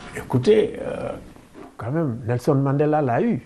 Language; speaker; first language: French; non-native, local second language; Wolof